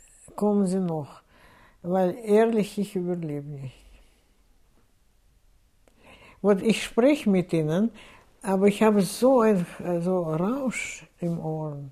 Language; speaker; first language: German; non-native, fluent; Russian